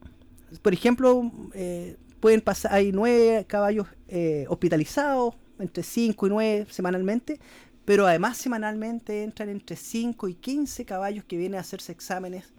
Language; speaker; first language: Spanish; native; Spanish